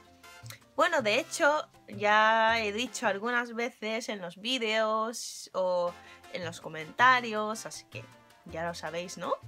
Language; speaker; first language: Spanish; non-native, fluent; Japanese